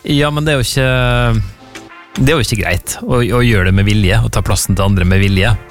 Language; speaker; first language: Norwegian; native; Norwegian